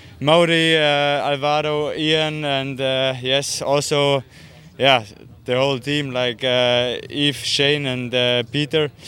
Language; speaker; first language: English; non-native, fluent; German